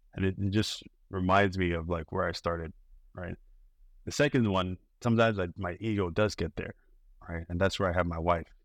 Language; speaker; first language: English; non-native, local second language; Yoruba